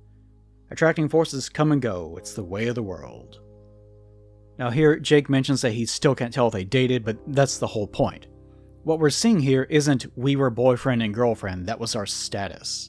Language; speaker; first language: English; native; English